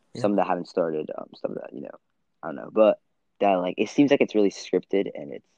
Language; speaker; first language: English; early bilingual, other home language; Italian